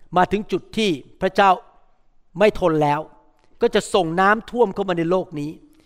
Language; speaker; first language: Thai; native; Thai